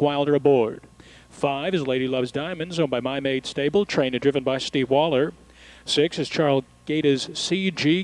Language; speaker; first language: English; native; English